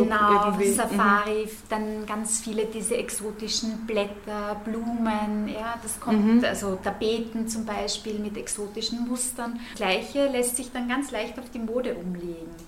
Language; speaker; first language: German; non-native, fluent; French